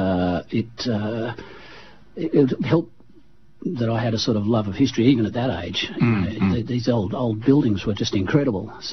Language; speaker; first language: English; native; English